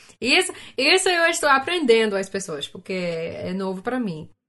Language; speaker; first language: Portuguese; non-native, learner; English